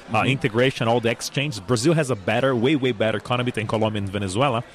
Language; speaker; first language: English; non-native, fluent; Portuguese